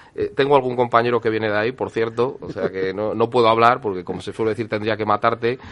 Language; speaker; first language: Spanish; native; Spanish